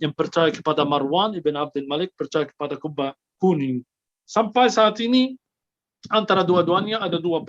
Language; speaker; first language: Indonesian; non-native, fluent; Arabic